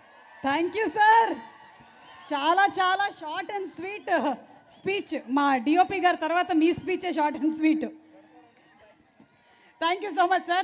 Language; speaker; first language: Telugu; native; Telugu